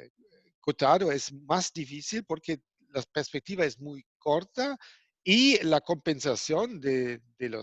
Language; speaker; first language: Spanish; non-native, fluent; German